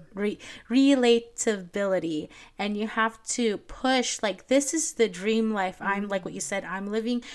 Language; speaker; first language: English; non-native, local second language; Filipino